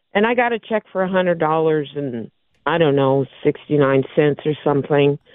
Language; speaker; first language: English; native; English